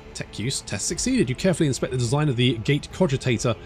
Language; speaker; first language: English; native; English